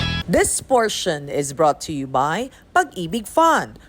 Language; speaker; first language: English; non-native, local second language; Filipino